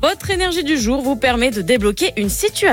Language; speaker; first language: French; native; French